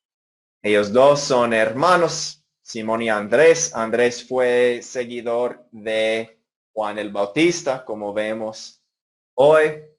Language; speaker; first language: Spanish; non-native, fluent; English